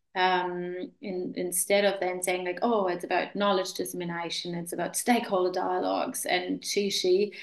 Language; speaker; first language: English; non-native, fluent; German